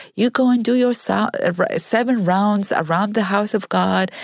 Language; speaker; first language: English; non-native, fluent; Arabic